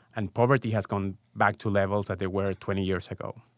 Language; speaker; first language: English; non-native, fluent; Spanish